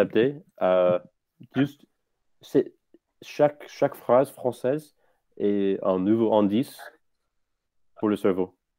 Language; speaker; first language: French; non-native, fluent; English